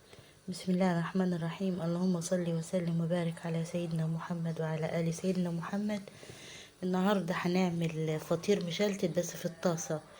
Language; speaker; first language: Arabic; native; Arabic